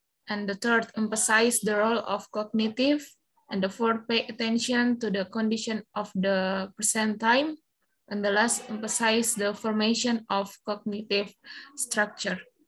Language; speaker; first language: English; non-native, learner; Indonesian